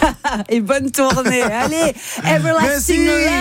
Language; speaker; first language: French; native; French